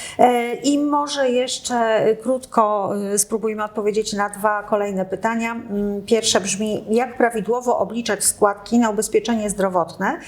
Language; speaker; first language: Polish; native; Polish